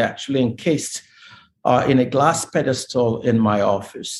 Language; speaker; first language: English; non-native, local second language; Igbo